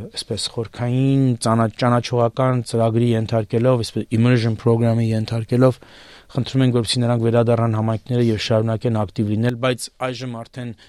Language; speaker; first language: Armenian; native; Armenian